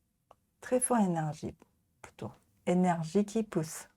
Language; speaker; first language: French; non-native, fluent; Japanese